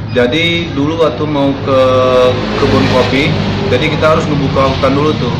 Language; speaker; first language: Indonesian; non-native, local second language; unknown